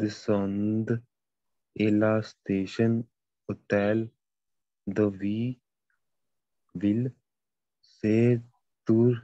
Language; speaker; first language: French; non-native, learner; Hindi